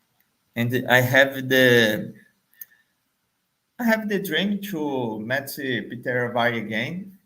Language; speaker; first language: English; non-native, fluent; Portuguese